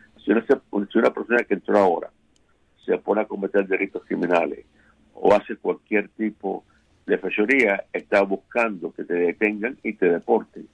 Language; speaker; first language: Spanish; native; Spanish